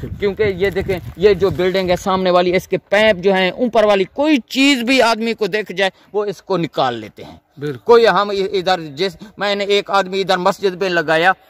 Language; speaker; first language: Urdu; non-native, local second language; Saraiki